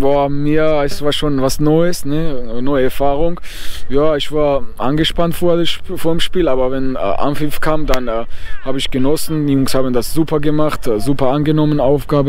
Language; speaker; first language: German; non-native, fluent; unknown